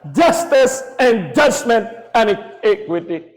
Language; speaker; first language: English; non-native, local second language; Filipino